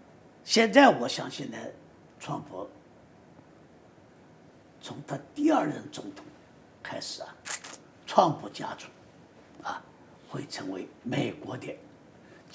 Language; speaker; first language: Chinese; native; Chinese